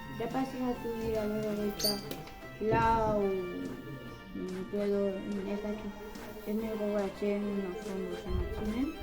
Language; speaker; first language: Basque; non-native, local second language; Spanish